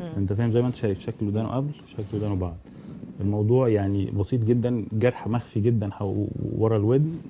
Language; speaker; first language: Arabic; native; Arabic